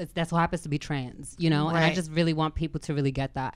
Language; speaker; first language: English; native; English